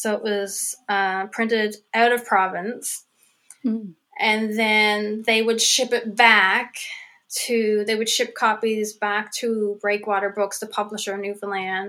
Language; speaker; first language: English; native; English